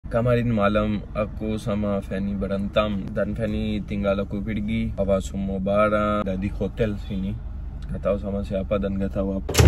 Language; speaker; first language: Indonesian; non-native, fluent; Urdu